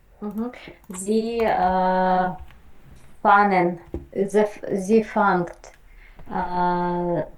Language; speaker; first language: German; non-native, learner; Ukrainian